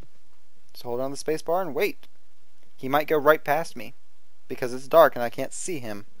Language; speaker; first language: English; native; English